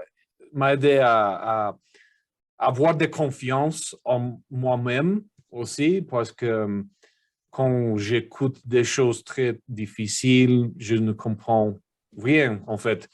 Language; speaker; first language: French; non-native, learner; English